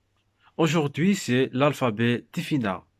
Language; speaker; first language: French; non-native, local second language; Berber languages